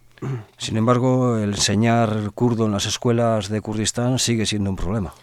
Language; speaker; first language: Spanish; native; Spanish